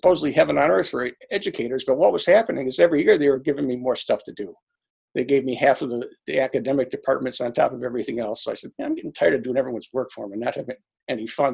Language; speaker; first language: English; native; English